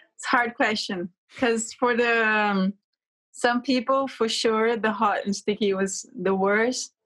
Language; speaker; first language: English; non-native, fluent; Portuguese